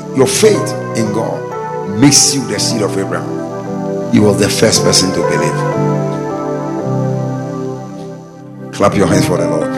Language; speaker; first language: English; non-native, local second language; Akan